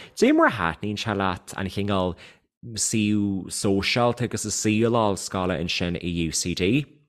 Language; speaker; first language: Irish; native; Irish